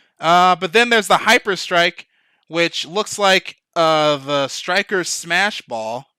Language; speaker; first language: English; native; English